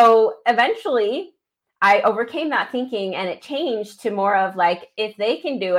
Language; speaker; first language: English; native; English